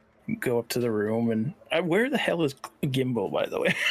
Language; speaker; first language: English; native; English